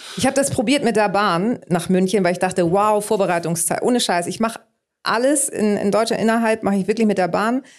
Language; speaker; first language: German; early bilingual, other home language; Greek